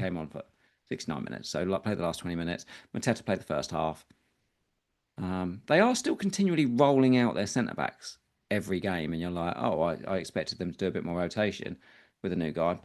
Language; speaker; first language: English; native; English